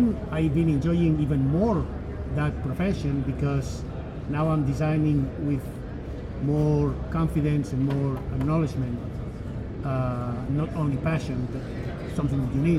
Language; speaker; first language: English; non-native, fluent; Spanish